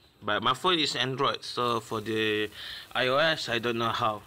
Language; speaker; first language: English; non-native, local second language; Malay